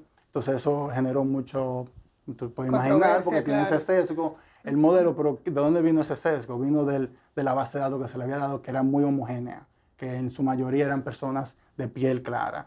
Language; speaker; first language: Spanish; native; Spanish